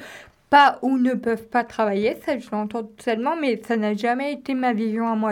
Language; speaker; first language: French; native; French